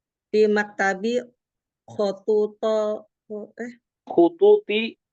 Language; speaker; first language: Arabic; non-native, learner; Indonesian